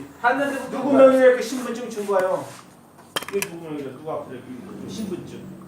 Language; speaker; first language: Korean; native; Korean